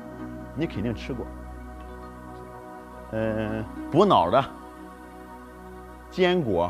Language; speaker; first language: Chinese; native; Chinese